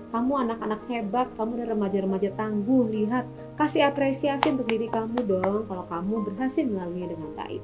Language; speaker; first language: Indonesian; native; Indonesian